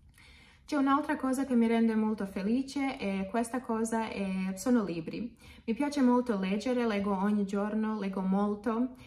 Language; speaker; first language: Italian; non-native, fluent; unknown